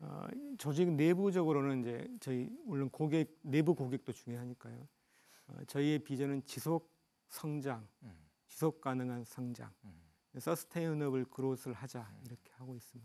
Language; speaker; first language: Korean; native; Korean